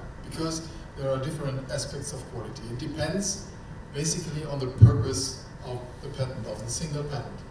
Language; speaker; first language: English; non-native, fluent; German